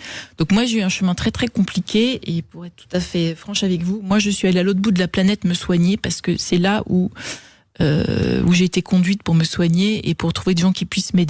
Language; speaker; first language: French; native; French